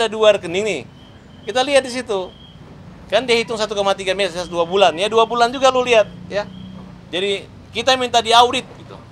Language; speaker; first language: Indonesian; native; Indonesian